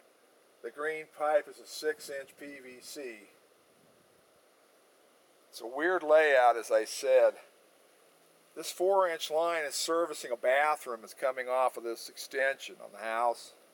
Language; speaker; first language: English; native; English